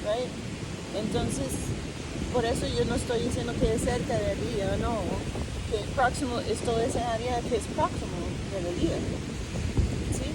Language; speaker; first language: Spanish; early bilingual, heritage; Spanish